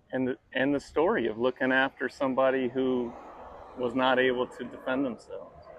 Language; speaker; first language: English; native; English